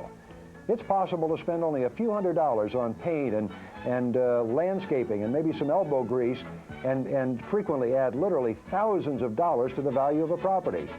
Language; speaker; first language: English; native; English